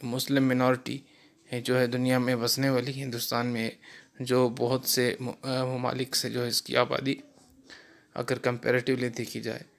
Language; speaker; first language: Urdu; non-native, local second language; Sindhi